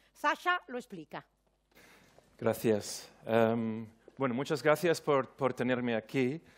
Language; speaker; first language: Spanish; non-native, fluent; German